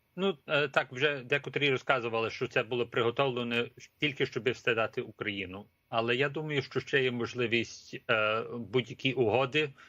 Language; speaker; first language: Ukrainian; early bilingual, heritage; Ukrainian